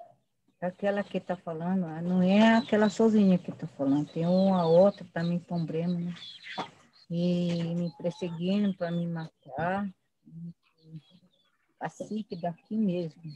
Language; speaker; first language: Portuguese; non-native, local second language; Guarani